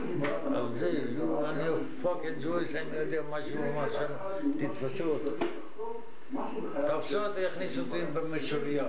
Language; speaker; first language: Hebrew; non-native, fluent; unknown